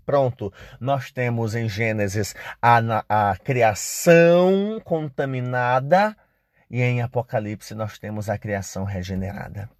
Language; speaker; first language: Portuguese; native; Portuguese